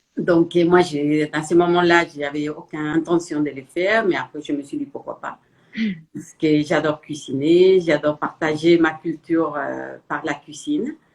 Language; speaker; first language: French; non-native, fluent; Spanish